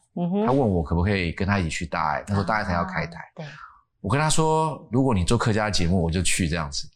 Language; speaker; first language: Chinese; native; Chinese